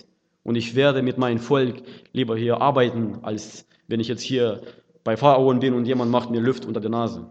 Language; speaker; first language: German; non-native, fluent; Russian